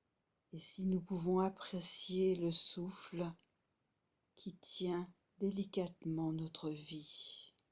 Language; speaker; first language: French; native; French